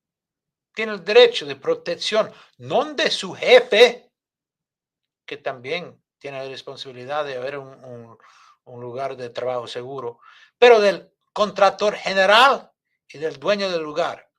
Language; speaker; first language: Spanish; non-native, fluent; English